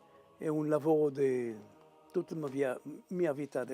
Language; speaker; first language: Italian; non-native, fluent; Hebrew